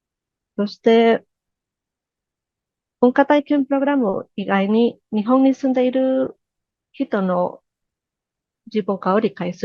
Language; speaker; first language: Japanese; non-native, learner; Spanish